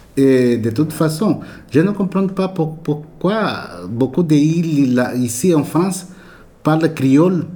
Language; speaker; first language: French; non-native, learner; Portuguese